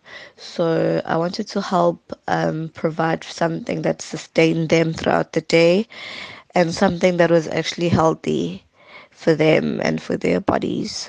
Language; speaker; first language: English; non-native, local second language; Zulu